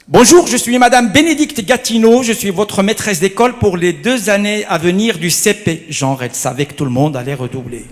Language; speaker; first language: French; non-native, local second language; Arabic